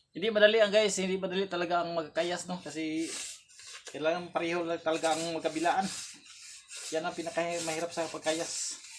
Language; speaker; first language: Filipino; non-native, local second language; Cebuano